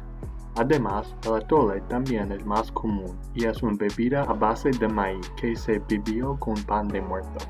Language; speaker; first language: Spanish; non-native, learner; English